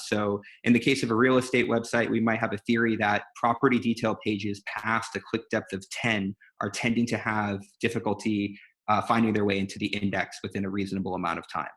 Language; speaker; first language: English; native; English